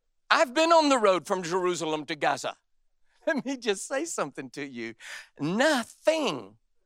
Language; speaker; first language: English; native; English